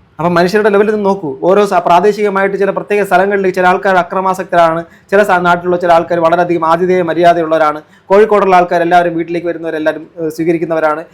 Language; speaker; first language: Malayalam; native; Malayalam